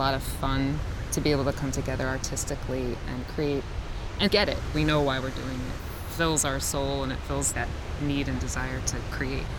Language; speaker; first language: English; native; English